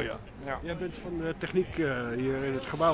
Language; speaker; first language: Dutch; native; Dutch